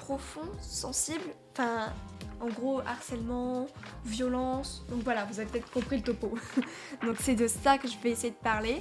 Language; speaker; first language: French; native; French